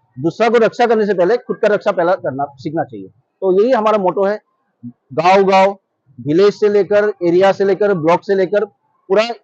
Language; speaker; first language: Hindi; non-native, local second language; Bangla